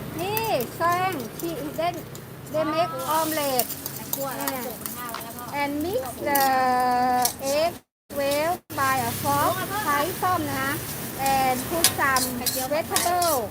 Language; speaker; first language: English; non-native, learner; Thai